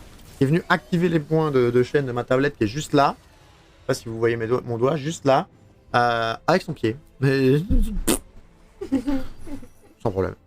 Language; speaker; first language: French; native; French